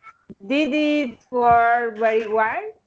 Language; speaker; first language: English; non-native, learner; Spanish